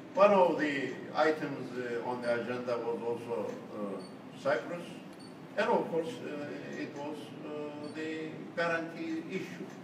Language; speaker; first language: English; non-native, fluent; Turkish